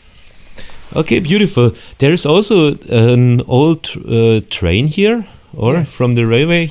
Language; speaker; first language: English; non-native, fluent; German